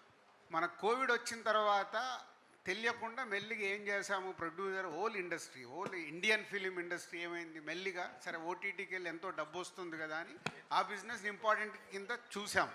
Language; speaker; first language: Telugu; native; Telugu